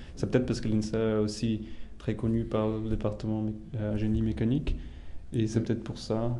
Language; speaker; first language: French; non-native, fluent; Portuguese